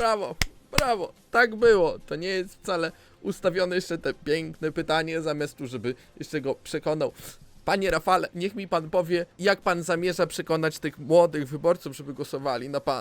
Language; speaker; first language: Polish; native; Polish